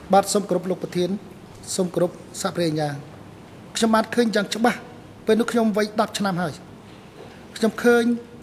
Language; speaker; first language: Khmer; native; Khmer